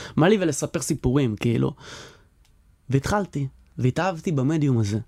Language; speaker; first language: Hebrew; native; Hebrew